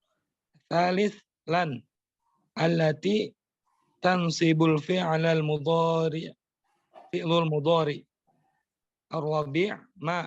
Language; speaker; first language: Arabic; non-native, fluent; Indonesian